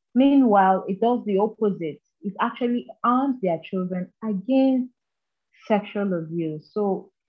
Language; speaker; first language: English; non-native, local second language; Igbo